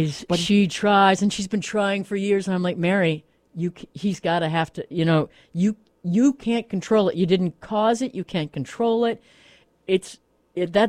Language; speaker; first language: English; native; English